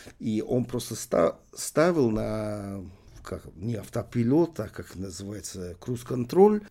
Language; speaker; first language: Russian; non-native, fluent; English